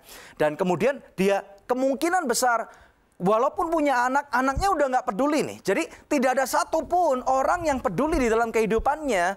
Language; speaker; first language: Indonesian; native; Indonesian